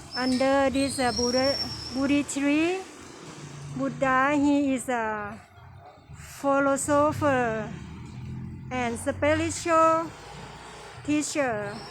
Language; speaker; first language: English; non-native, learner; Thai